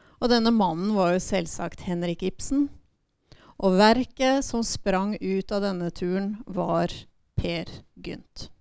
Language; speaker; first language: Norwegian; native; Norwegian